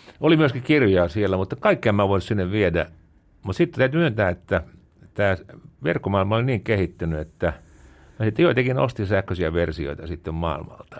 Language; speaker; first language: Finnish; native; Finnish